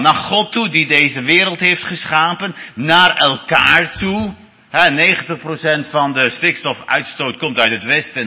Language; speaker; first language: Dutch; native; Dutch